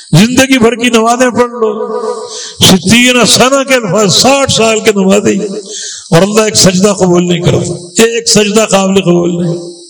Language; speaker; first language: Urdu; native; Urdu